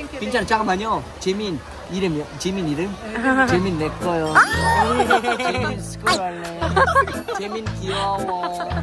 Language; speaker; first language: Korean; non-native, learner; Malay